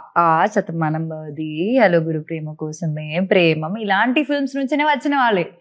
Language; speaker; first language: Telugu; non-native, fluent; Malayalam